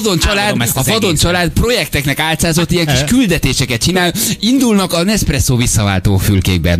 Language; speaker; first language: Hungarian; native; Hungarian